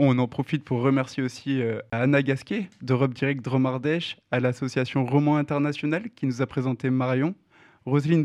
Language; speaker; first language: French; native; French